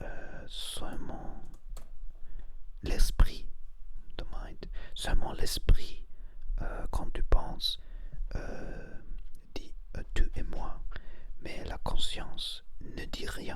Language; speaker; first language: French; non-native, learner; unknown